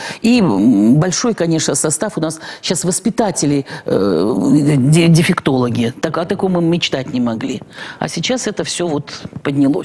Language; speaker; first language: Russian; native; Russian